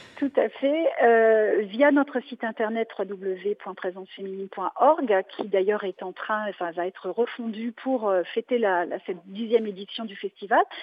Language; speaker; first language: French; native; French